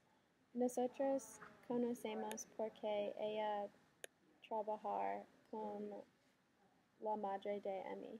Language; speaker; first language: Spanish; non-native, learner; English